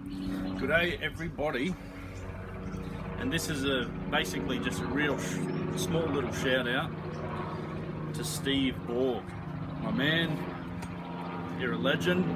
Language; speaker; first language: English; native; English